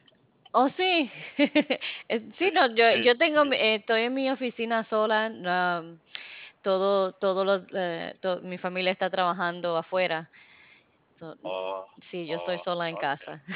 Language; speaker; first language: Spanish; non-native, fluent; English